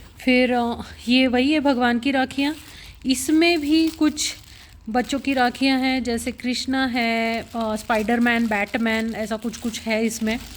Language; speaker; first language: Hindi; non-native, local second language; Marathi